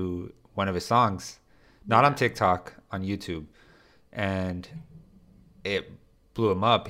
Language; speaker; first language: English; early bilingual, other home language; Spanish